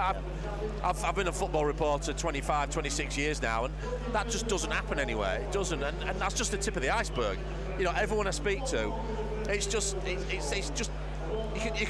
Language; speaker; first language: English; native; English